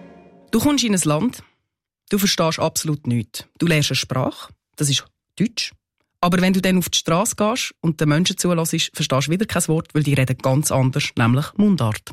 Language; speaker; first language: German; native; German